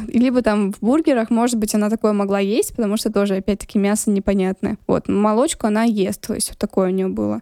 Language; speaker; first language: Russian; non-native, local second language; Lezghian